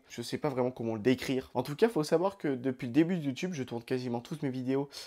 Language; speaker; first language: French; native; French